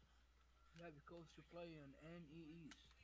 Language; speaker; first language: English; non-native, learner; Arabic